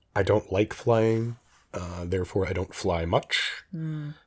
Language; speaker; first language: English; native; English